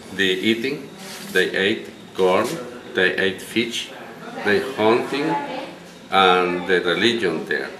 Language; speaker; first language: English; non-native, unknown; Spanish